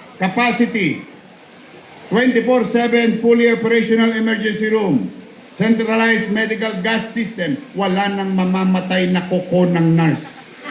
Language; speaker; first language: English; non-native, local second language; Filipino